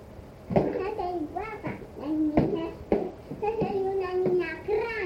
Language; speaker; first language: Spanish; early bilingual, heritage; Spanish